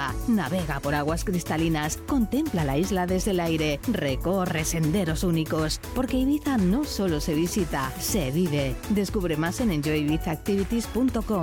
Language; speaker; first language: Spanish; native; Spanish